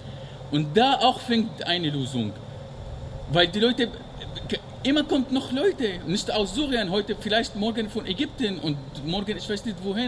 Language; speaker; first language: German; non-native, learner; Arabic